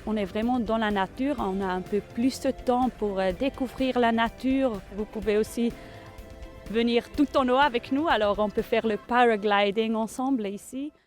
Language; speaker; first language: French; non-native, learner; German